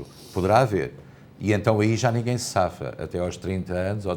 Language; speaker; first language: Portuguese; native; Portuguese